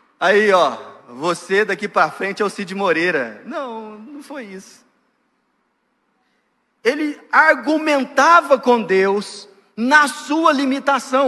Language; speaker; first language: Portuguese; native; Portuguese